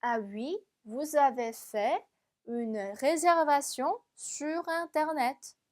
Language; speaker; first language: French; non-native, fluent; Korean